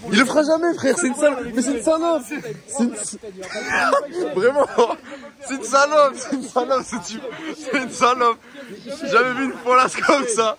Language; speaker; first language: French; native; French